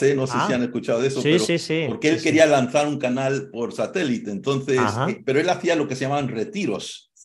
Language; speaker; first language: Spanish; native; Spanish